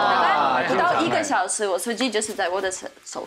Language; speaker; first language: Chinese; non-native, fluent; French